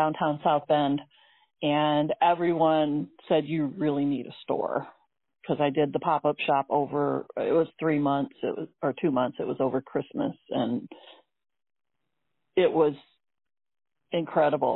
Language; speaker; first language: English; native; English